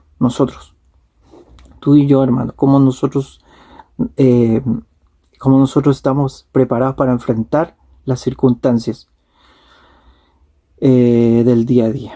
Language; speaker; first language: Spanish; native; Spanish